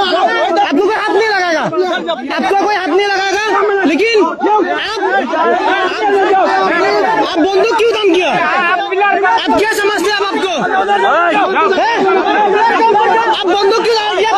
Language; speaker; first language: Hindi; non-native, learner; Bangla